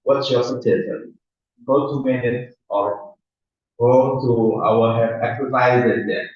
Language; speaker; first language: English; non-native, learner; Indonesian